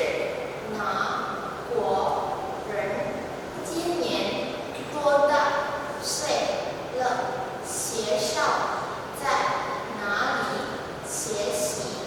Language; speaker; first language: Chinese; non-native, learner; Indonesian